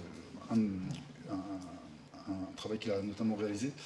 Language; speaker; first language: French; native; French